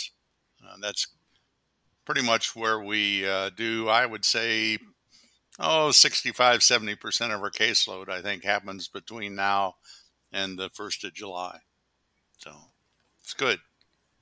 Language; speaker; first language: English; native; English